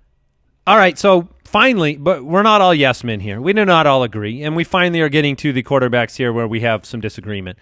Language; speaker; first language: English; native; English